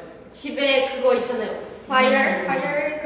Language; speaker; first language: Korean; non-native, learner; Portuguese